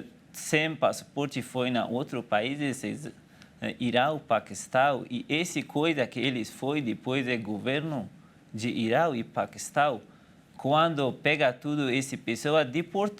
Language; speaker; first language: Portuguese; non-native, learner; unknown